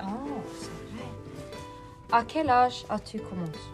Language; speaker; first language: French; non-native, learner; Norwegian